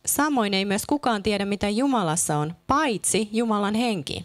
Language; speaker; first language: Finnish; native; Finnish